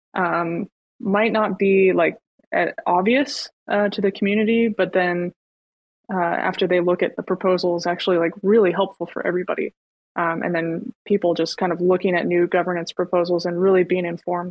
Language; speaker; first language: English; native; English